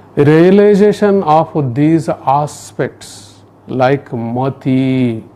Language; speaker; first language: English; non-native, local second language; Kannada